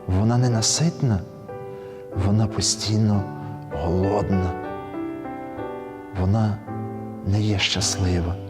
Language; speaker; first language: Ukrainian; native; Ukrainian